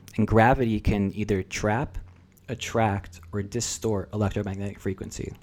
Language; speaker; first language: English; early bilingual, other home language; Russian